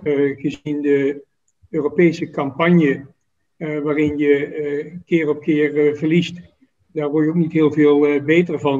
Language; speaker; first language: Dutch; native; Dutch